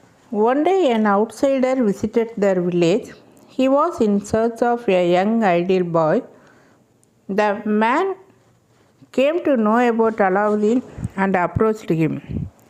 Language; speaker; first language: English; non-native, local second language; Tamil